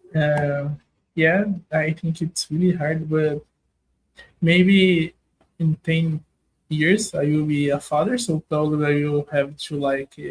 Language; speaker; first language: English; non-native, learner; Portuguese